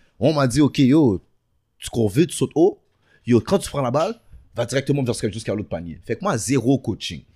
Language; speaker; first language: French; early bilingual, other home language; Haitian Creole